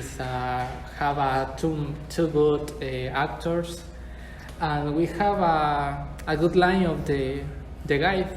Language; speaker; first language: English; non-native, learner; Spanish